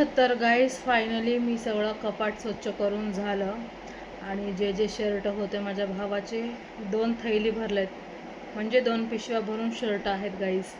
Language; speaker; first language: Marathi; non-native, local second language; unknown